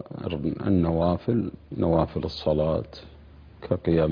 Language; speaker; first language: Arabic; native; Arabic